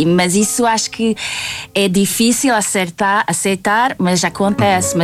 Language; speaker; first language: Portuguese; non-native, fluent; Hungarian